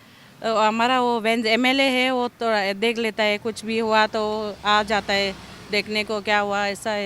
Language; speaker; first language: Hindi; non-native, local second language; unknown